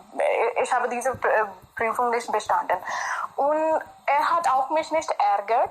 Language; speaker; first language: German; non-native, fluent; Hindi